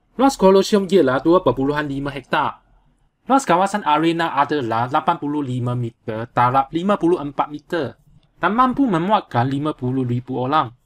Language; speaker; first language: Malay; non-native, local second language; Chinese